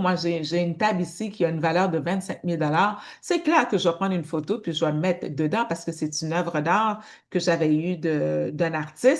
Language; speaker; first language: French; native; French